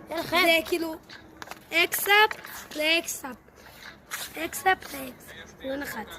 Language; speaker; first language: Hebrew; native; Hebrew